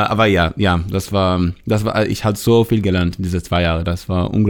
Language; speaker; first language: German; non-native, fluent; Hebrew